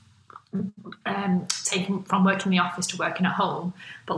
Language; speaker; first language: English; native; English